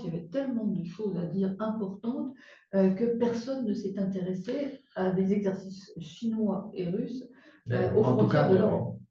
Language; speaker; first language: French; native; French